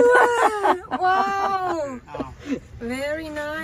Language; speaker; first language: English; non-native, learner; German